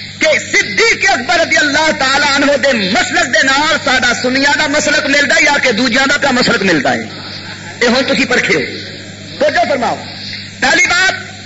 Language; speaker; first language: Urdu; non-native, local second language; Punjabi